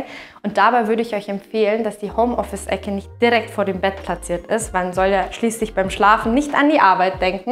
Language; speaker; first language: German; native; German